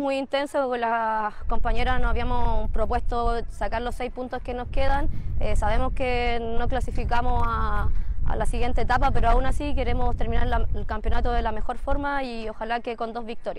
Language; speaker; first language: Spanish; native; Spanish